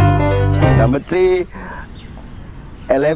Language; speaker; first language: English; non-native, fluent; Indonesian